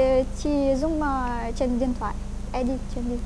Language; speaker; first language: Vietnamese; non-native, fluent; Ukrainian